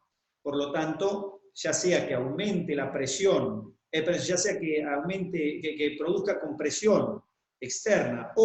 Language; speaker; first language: Spanish; native; Spanish